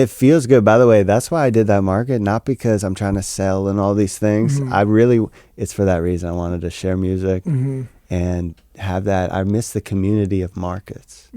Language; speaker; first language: English; native; English